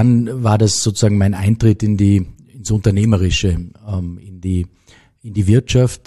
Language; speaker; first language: German; native; German